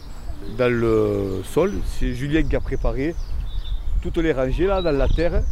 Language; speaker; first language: French; native; French